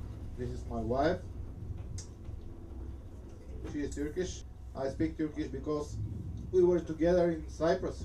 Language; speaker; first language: English; non-native, learner; Bulgarian